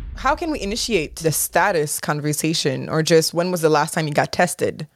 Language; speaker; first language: English; native; English